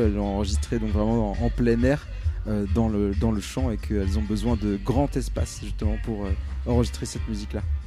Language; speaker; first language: French; native; French